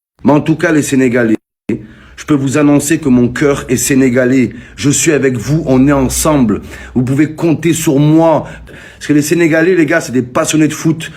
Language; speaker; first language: French; native; French